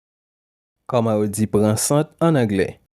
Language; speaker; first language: French; non-native, local second language; Haitian Creole